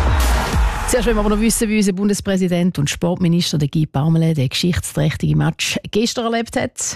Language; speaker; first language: German; native; German